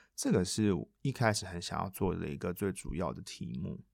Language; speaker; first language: Chinese; non-native, local second language; Min Nan Chinese